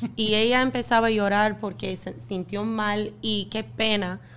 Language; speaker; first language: Spanish; non-native, fluent; English